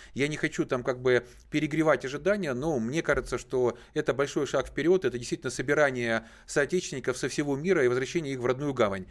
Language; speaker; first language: Russian; native; Russian